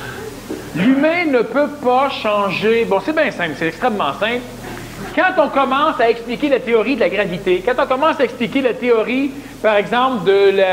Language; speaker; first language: French; native; French